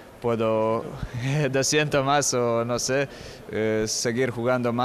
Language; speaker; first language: Spanish; non-native, fluent; Croatian